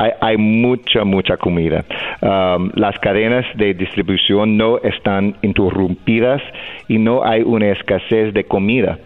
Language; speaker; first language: Spanish; non-native, fluent; English